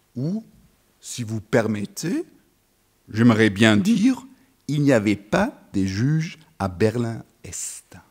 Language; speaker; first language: French; non-native, fluent; German